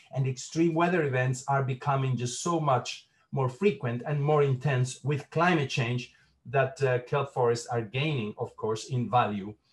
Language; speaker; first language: English; non-native, fluent; Spanish